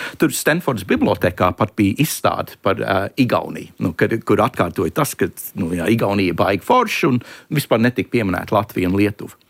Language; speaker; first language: Latvian; early bilingual, heritage; Latvian